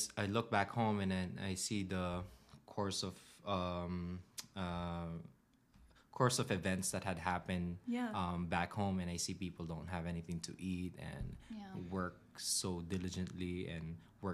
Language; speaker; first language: English; non-native, local second language; Filipino